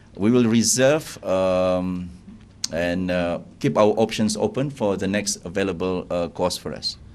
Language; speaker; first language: English; non-native, local second language; Malay